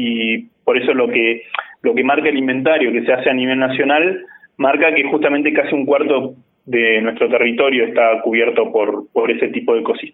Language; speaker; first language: Spanish; native; Spanish